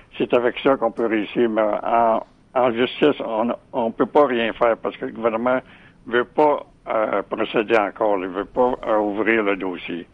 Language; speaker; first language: French; native; French